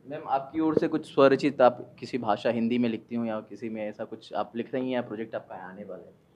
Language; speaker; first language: Hindi; native; Hindi